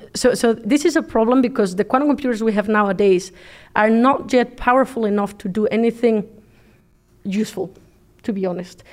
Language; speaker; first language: English; non-native, fluent; Spanish